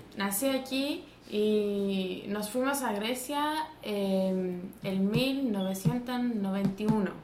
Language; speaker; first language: Spanish; non-native, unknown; Greek